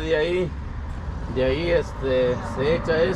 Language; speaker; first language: Spanish; native; Spanish